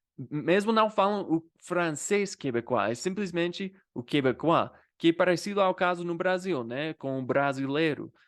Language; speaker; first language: Portuguese; non-native, fluent; English